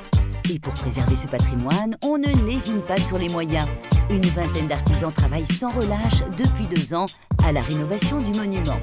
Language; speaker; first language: French; native; French